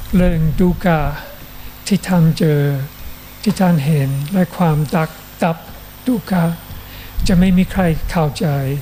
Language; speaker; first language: Thai; native; Thai